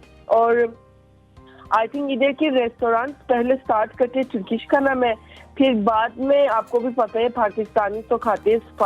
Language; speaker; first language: Hindi; non-native, fluent; Turkish